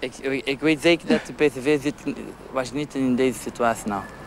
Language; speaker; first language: Dutch; non-native, learner; Portuguese